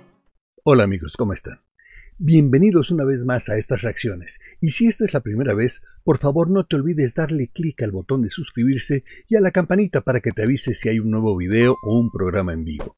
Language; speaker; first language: Spanish; native; Spanish